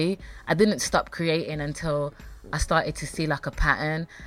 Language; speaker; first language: English; native; English